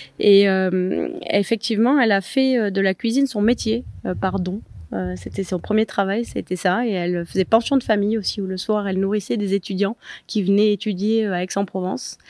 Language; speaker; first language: French; native; French